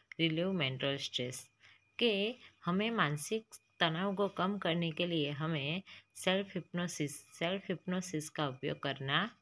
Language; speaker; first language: Hindi; non-native, local second language; Gujarati